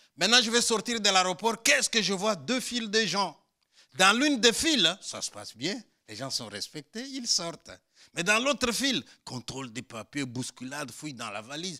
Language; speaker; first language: French; non-native, local second language; Luba-Lulua